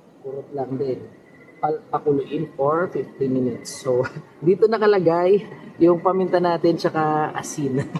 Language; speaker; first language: Filipino; non-native, local second language; Pangasinan